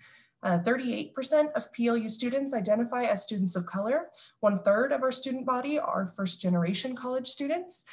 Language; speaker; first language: English; native; English